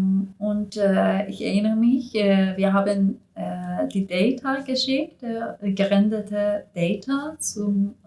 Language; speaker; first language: German; non-native, learner; Persian